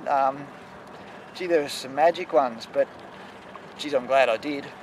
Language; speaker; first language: English; native; English